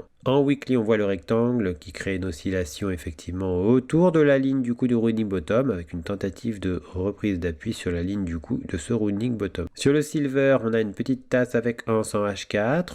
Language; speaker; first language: French; native; French